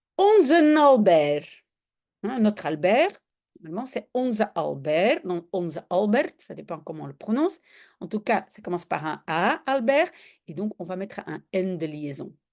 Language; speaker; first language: French; native; French